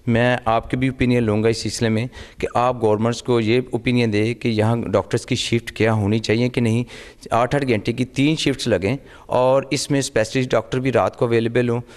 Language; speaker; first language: Urdu; non-native, local second language; Punjabi